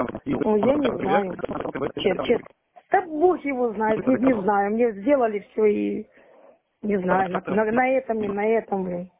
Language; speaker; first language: Russian; native; Russian